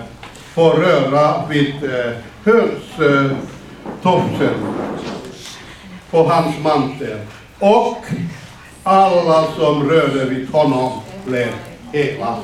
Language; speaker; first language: Swedish; non-native, fluent; Finnish